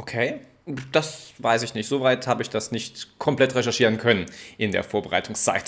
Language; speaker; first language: German; native; German